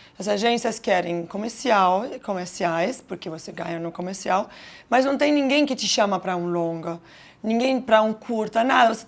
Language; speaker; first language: Portuguese; non-native, fluent; German